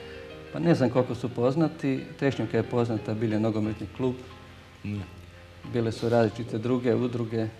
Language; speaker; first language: Croatian; native; Croatian